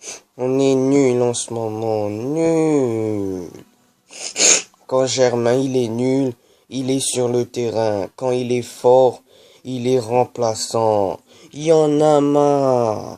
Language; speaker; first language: French; native; French